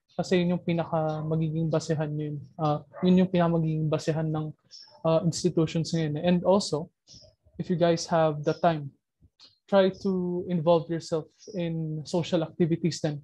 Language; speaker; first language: English; non-native, local second language; Filipino